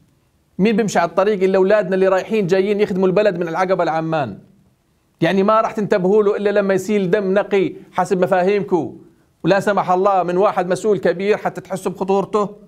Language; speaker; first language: Arabic; native; Arabic